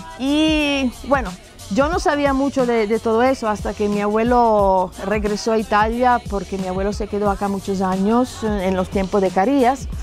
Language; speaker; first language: Spanish; non-native, fluent; Italian